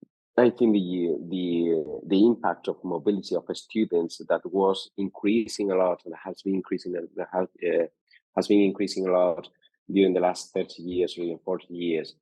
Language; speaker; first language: English; non-native, fluent; Spanish